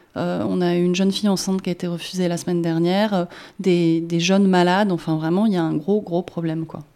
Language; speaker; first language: French; native; French